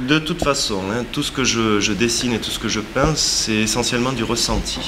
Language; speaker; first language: French; native; French